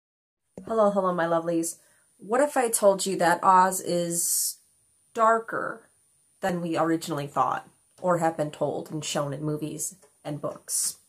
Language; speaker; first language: English; native; English